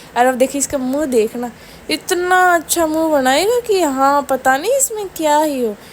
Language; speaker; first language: Hindi; native; Hindi